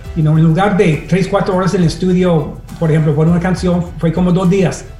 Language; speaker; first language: Spanish; non-native, fluent; English